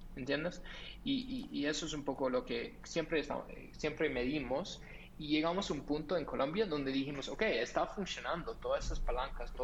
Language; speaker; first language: Spanish; non-native, fluent; English